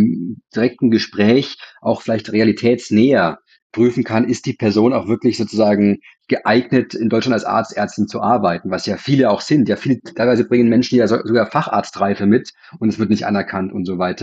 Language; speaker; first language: German; native; German